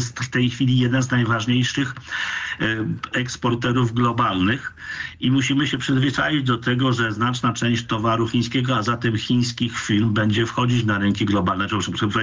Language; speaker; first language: Polish; native; Polish